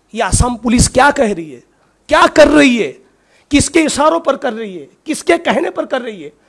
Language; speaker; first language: Hindi; non-native, local second language; Gujarati